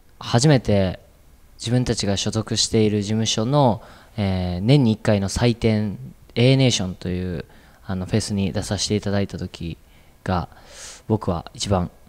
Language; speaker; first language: Japanese; native; Japanese